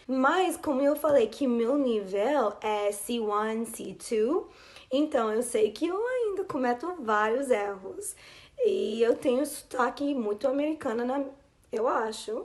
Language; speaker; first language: Portuguese; non-native, fluent; English